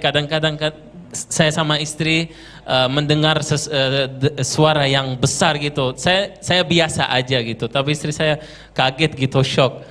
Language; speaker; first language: Indonesian; non-native, fluent; Arabic